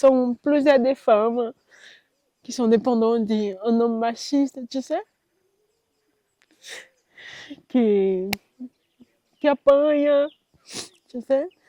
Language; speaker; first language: French; non-native, learner; Portuguese